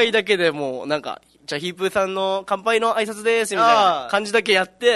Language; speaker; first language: Japanese; native; Japanese